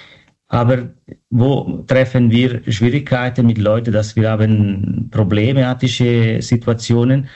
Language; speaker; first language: German; non-native, learner; Italian